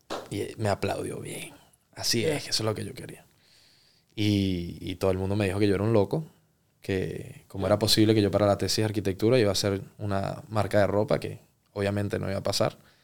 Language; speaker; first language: Spanish; early bilingual, heritage; Spanish